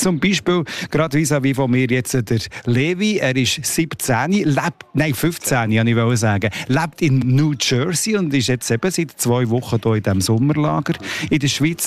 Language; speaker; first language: German; native; German